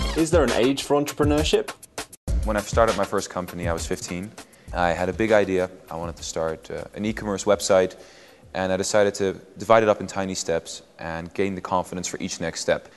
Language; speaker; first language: English; non-native, fluent; Dutch